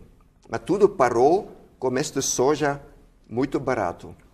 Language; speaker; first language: Portuguese; non-native, fluent; Dutch